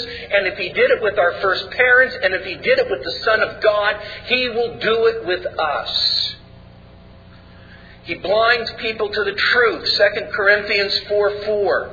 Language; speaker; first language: English; native; English